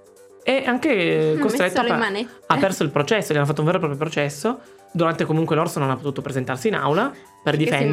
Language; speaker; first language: Italian; native; Italian